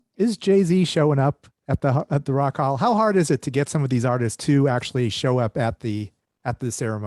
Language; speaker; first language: English; native; English